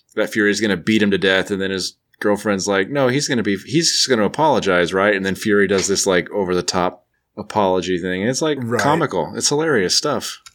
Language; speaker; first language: English; native; English